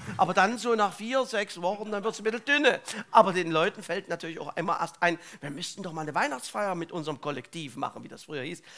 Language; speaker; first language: German; native; German